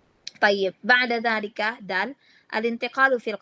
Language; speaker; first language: Arabic; non-native, fluent; Indonesian